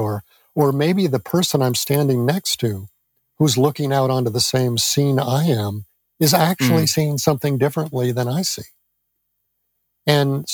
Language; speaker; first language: English; native; English